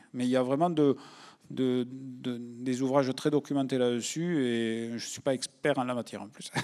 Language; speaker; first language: French; native; French